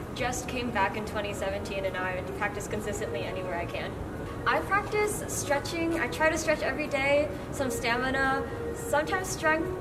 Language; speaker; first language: English; native; English